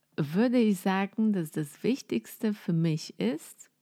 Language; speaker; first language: German; non-native, fluent; Polish